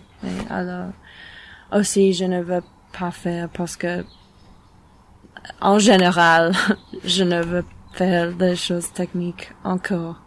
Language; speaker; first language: French; non-native, learner; English